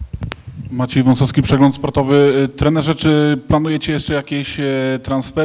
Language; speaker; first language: Polish; native; Polish